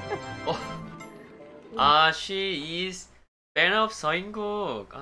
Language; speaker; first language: English; non-native, learner; Korean